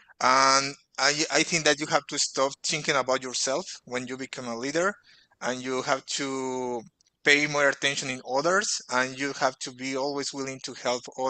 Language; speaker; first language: English; non-native, fluent; Portuguese